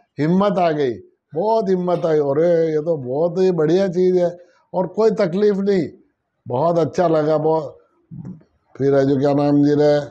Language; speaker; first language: Hindi; native; Hindi